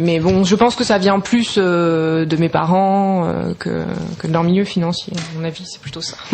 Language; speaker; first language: French; native; French